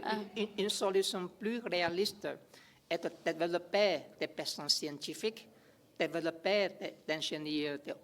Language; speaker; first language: French; non-native, learner; English